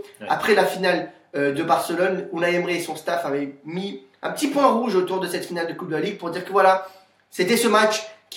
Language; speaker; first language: French; native; French